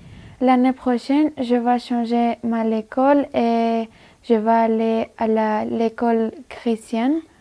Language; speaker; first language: French; non-native, learner; Armenian